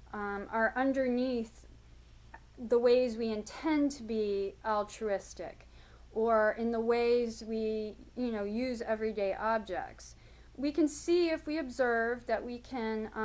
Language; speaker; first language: English; native; English